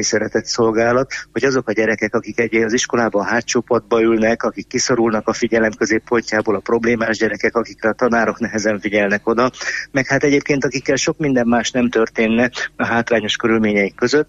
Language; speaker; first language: Hungarian; native; Hungarian